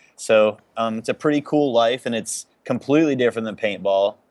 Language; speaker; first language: English; native; English